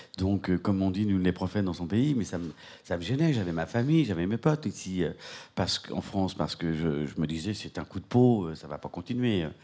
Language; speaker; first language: French; native; French